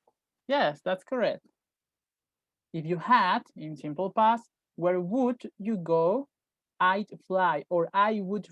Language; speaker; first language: English; non-native, fluent; Spanish